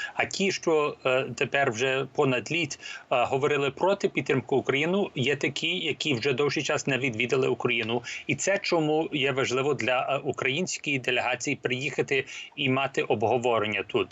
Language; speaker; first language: Ukrainian; early bilingual, heritage; Ukrainian